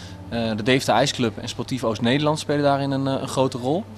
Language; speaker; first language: Dutch; native; Dutch